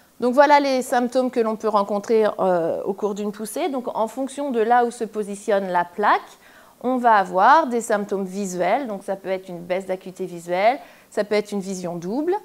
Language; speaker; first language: French; native; French